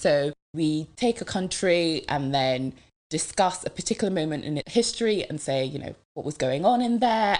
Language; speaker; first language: English; early bilingual, other home language; French